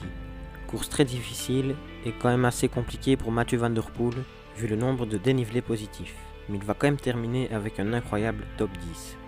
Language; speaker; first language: French; native; French